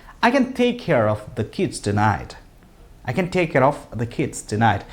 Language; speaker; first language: English; non-native, local second language; Malayalam